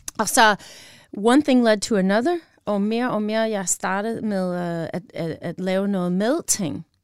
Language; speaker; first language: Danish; non-native, learner; English